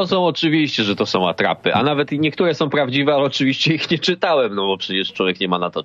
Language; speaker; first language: Polish; native; Polish